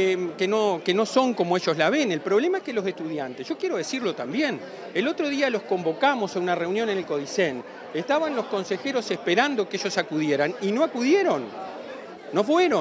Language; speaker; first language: Spanish; native; Spanish